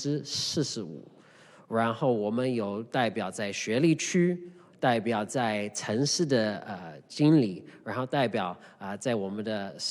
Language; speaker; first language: Chinese; early bilingual, heritage; English